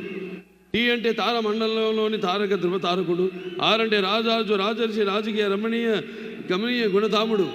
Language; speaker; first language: Telugu; native; Telugu